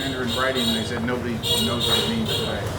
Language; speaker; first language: English; native; English